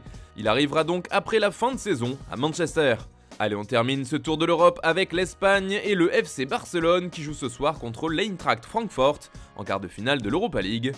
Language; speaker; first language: French; native; French